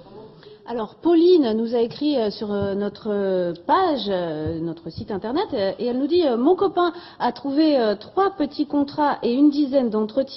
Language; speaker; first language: French; native; French